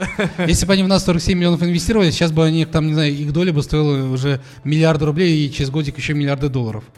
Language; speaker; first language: Russian; native; Russian